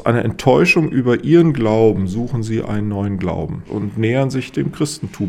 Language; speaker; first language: German; native; German